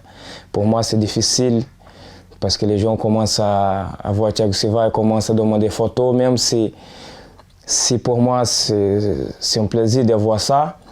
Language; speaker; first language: French; non-native, fluent; Portuguese